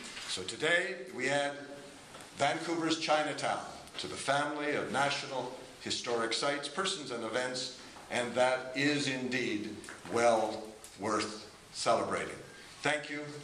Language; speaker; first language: English; native; English